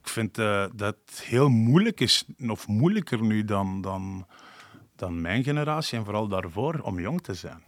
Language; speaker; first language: Dutch; non-native, local second language; Turkish